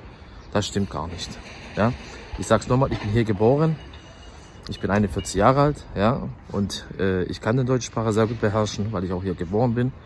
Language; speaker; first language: German; early bilingual, other home language; Turkish